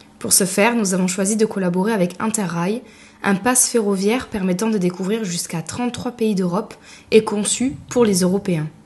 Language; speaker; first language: French; native; French